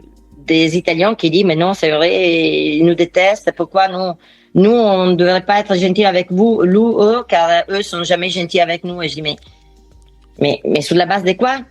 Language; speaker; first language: French; non-native, fluent; Italian